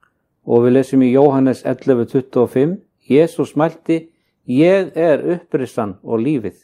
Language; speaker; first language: Icelandic; native; Icelandic